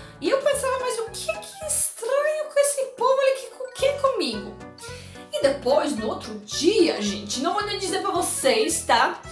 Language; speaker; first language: Portuguese; non-native, fluent; Polish